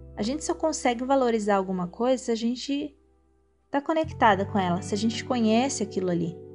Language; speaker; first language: Portuguese; native; Portuguese